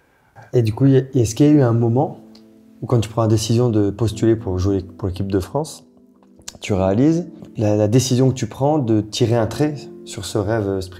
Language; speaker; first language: French; native; French